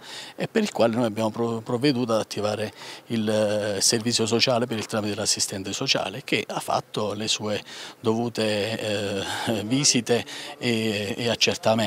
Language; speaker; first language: Italian; native; Italian